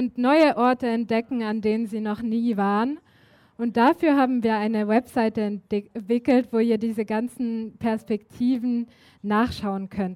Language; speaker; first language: German; native; German